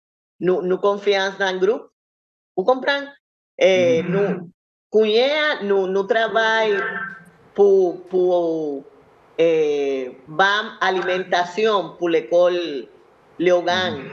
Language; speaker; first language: Haitian Creole; non-native, learner; Spanish